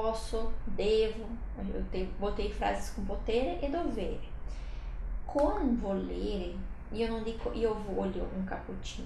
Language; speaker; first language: Italian; non-native, fluent; Portuguese